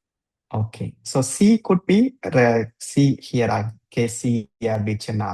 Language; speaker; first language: Italian; non-native, fluent; Tamil